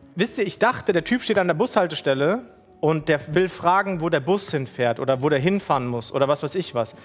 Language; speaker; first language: German; early bilingual, other home language; Italian